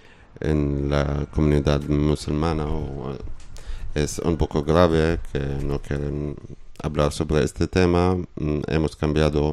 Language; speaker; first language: Spanish; non-native, learner; Arabic